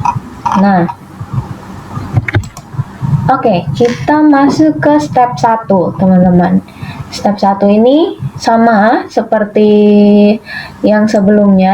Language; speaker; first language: Indonesian; native; Indonesian